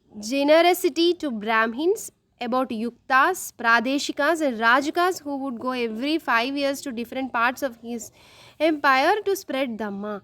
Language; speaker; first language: English; non-native, local second language; Telugu